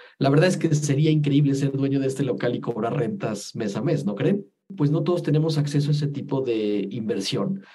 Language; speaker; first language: Spanish; native; Spanish